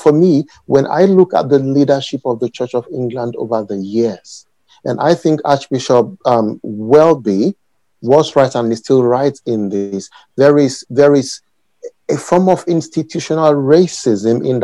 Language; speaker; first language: English; non-native, local second language; Yoruba